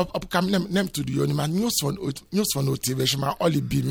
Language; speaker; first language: Hungarian; non-native, fluent; Yoruba